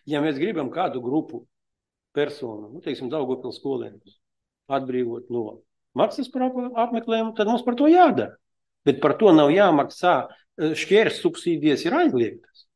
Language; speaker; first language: Latvian; non-native, local second language; Russian